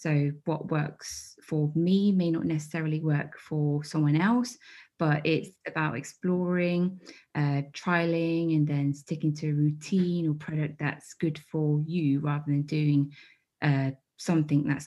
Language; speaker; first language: English; native; English